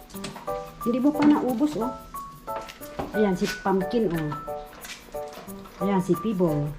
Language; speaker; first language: Filipino; non-native, local second language; Cebuano